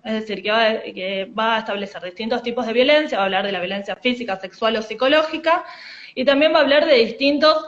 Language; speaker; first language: Spanish; native; Spanish